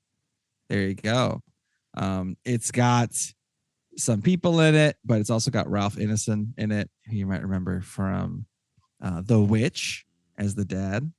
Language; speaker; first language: English; native; English